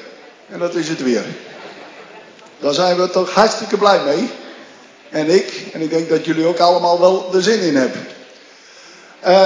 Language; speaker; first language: Dutch; native; Dutch